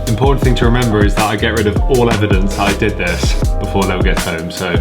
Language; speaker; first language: English; native; English